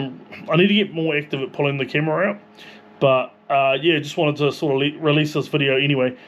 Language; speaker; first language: English; native; English